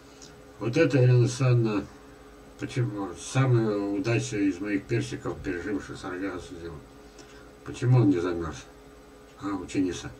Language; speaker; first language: Russian; native; Russian